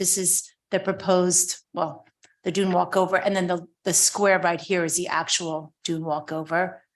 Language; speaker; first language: English; native; English